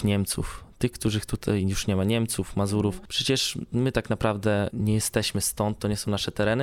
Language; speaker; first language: Polish; native; Polish